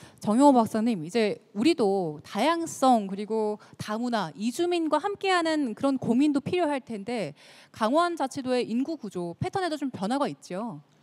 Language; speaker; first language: Korean; native; Korean